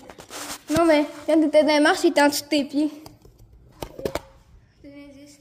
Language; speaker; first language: French; native; French